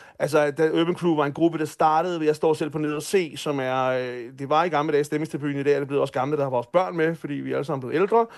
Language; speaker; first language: Danish; native; Danish